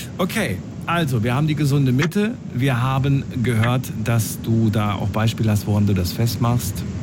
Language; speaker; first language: German; native; German